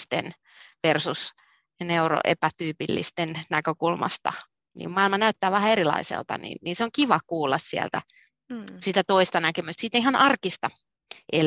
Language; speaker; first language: Finnish; native; Finnish